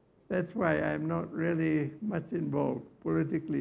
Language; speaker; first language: English; non-native, local second language; Malay